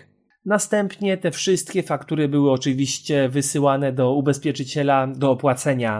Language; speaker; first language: Polish; native; Polish